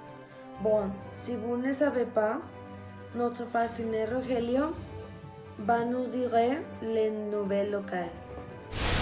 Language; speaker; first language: French; non-native, learner; Spanish